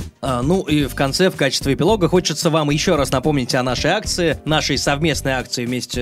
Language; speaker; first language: Russian; native; Russian